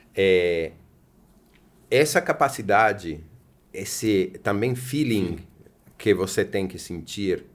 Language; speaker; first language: Portuguese; non-native, fluent; Italian